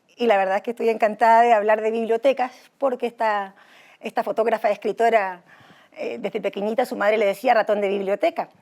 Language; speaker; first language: Spanish; native; Spanish